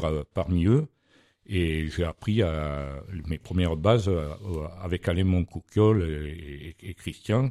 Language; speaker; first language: French; native; French